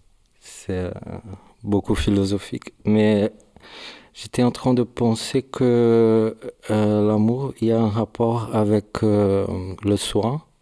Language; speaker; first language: French; non-native, learner; Portuguese